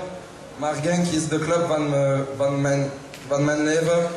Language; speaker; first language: Dutch; non-native, local second language; French